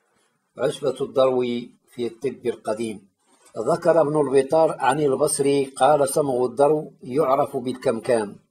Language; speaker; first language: Arabic; native; Arabic